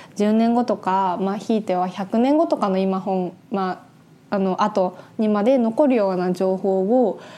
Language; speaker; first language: Japanese; native; Japanese